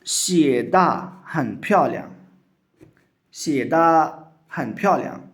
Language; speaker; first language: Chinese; non-native, fluent; Urdu